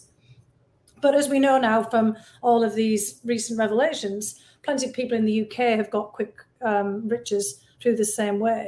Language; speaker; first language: English; native; English